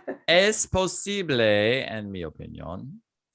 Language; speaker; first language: Spanish; non-native, fluent; English